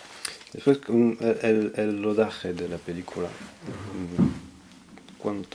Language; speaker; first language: Spanish; non-native, fluent; French